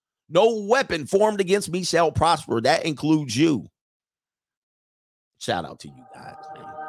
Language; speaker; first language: English; native; English